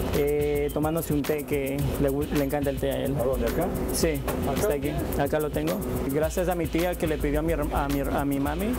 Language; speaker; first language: Spanish; native; Spanish